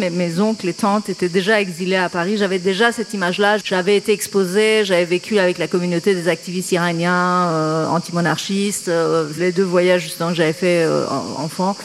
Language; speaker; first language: French; non-native, fluent; Persian